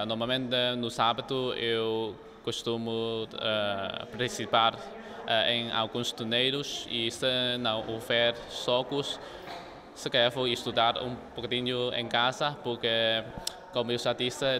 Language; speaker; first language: Portuguese; non-native, local second language; Chinese